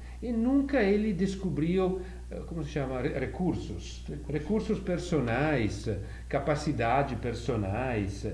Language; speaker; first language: Portuguese; non-native, fluent; Italian